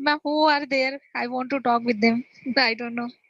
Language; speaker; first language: English; non-native, learner; Hindi